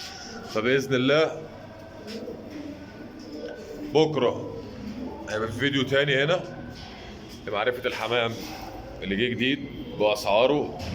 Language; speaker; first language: Arabic; native; Arabic